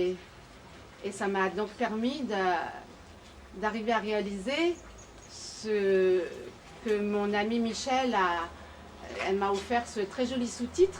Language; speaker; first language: French; native; French